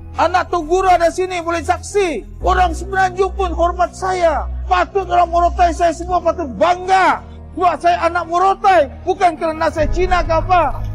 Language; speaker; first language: Malay; non-native, local second language; Chinese